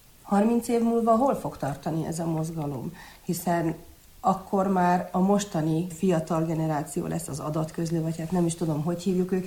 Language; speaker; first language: Hungarian; native; Hungarian